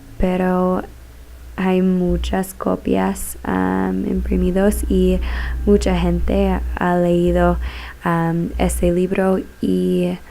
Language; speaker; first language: Spanish; non-native, learner; English